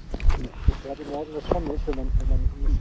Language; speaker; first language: German; native; German